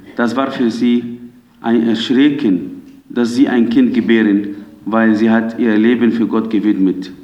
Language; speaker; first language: German; non-native, fluent; Arabic